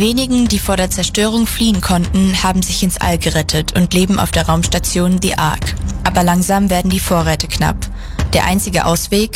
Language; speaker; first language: German; native; German